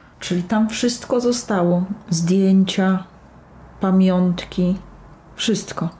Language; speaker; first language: Polish; non-native, learner; Russian